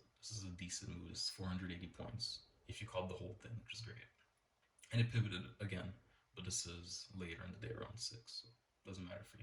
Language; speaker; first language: English; native; English